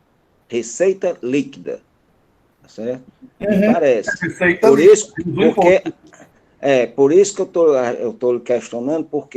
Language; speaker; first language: Portuguese; native; Portuguese